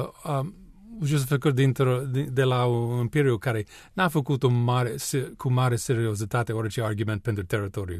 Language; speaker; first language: Romanian; non-native, learner; English